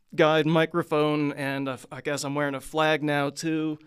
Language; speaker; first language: English; native; English